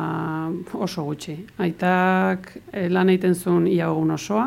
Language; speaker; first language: Basque; early bilingual, heritage; Spanish